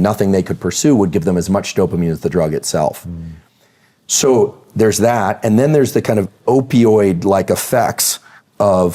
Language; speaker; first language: English; native; English